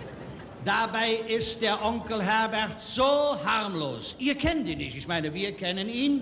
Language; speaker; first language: German; native; German